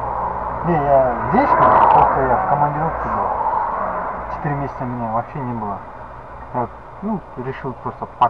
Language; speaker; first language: Russian; non-native, local second language; Kyrgyz